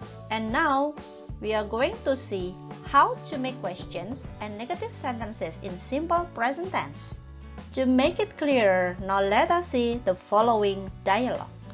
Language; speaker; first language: English; non-native, fluent; Indonesian